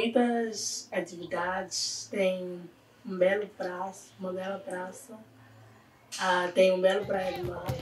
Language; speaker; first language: Portuguese; non-native, local second language; Kabuverdianu